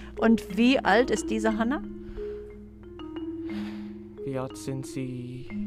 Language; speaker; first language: German; non-native, fluent; English